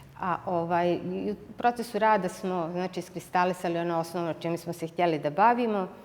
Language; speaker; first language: Bosnian; native; Bosnian